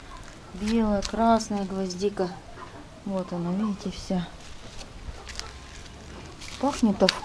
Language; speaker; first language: Russian; native; Russian